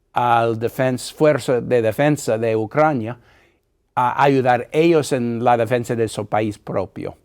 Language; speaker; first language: Spanish; non-native, fluent; English